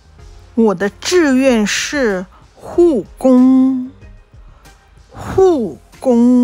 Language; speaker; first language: Chinese; non-native, local second language; Cantonese